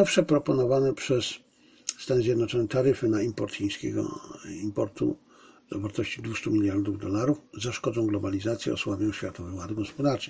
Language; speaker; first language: Polish; native; Polish